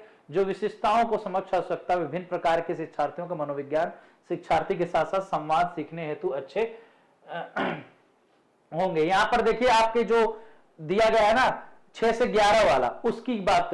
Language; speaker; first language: Hindi; native; Hindi